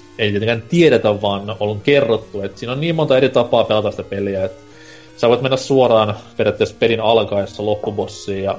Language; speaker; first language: Finnish; native; Finnish